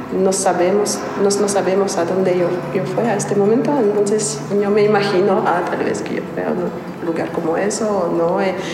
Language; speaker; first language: Spanish; non-native, learner; French